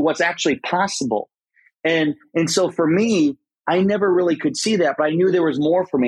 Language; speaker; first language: English; native; English